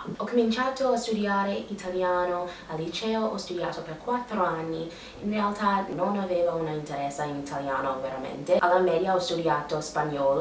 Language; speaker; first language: Italian; non-native, learner; English